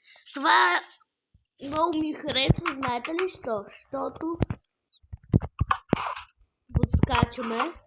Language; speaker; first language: Bulgarian; native; Bulgarian